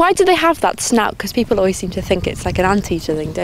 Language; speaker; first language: English; native; English